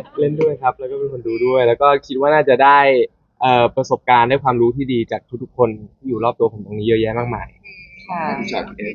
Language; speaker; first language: Thai; native; Thai